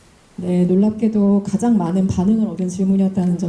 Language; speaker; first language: Korean; native; Korean